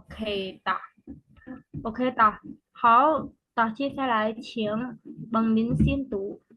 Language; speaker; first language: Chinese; non-native, fluent; Khmer